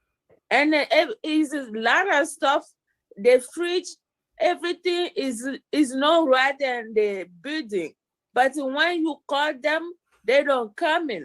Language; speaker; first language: English; non-native, learner; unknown